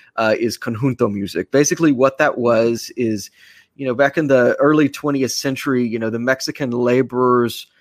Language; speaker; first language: English; native; English